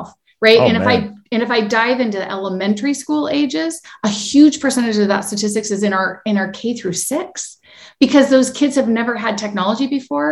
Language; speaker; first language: English; native; English